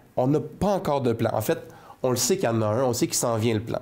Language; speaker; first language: French; native; French